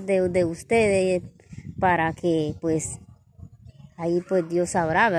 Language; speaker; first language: Spanish; native; Spanish